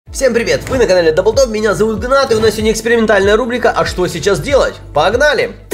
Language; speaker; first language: Russian; native; Russian